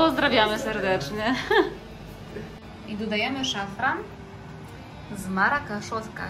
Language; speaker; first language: Polish; native; Polish